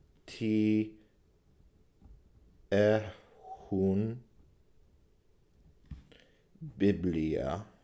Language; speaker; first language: Greek; non-native, learner; English